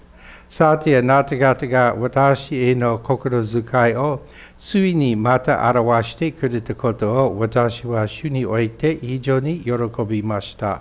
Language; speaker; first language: Japanese; non-native, fluent; English